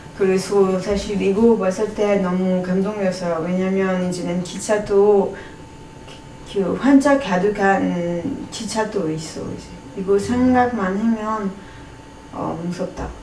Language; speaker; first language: Korean; non-native, learner; French